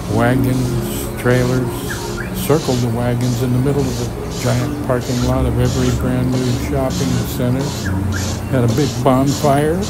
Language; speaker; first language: English; native; English